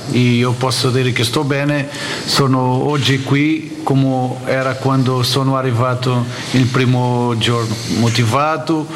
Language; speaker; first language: Italian; non-native, fluent; Portuguese